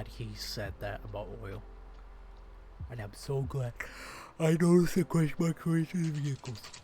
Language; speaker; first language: English; native; English